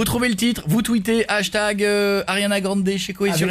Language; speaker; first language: French; native; French